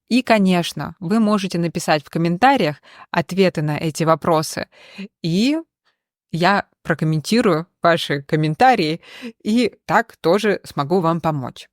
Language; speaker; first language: Russian; native; Russian